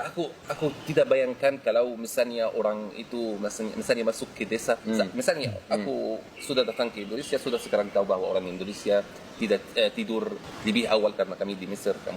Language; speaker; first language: Indonesian; non-native, fluent; Arabic